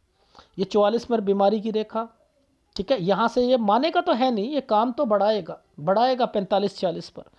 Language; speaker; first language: Hindi; native; Hindi